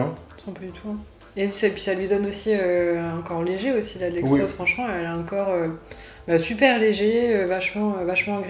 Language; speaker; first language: French; native; French